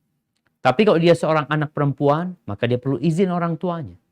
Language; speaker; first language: Indonesian; native; Indonesian